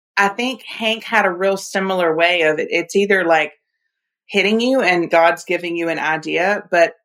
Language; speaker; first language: English; native; English